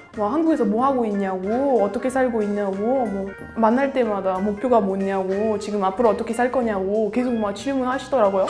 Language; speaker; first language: Korean; non-native, fluent; French